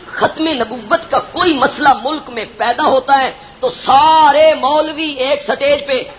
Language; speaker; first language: Urdu; non-native, local second language; Punjabi